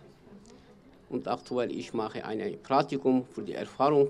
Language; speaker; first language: German; non-native, learner; Kurdish